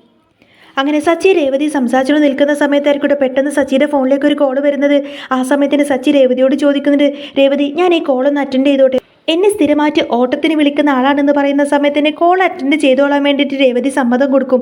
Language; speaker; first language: Malayalam; native; Malayalam